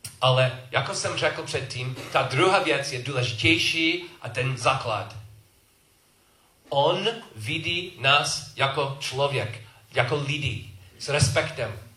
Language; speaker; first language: Czech; non-native, learner; English